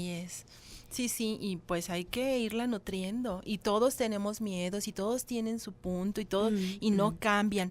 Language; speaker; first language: Spanish; native; Spanish